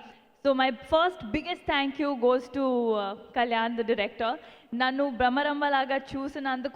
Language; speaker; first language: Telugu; non-native, fluent; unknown